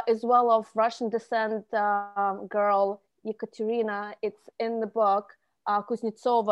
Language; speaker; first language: English; non-native, fluent; Russian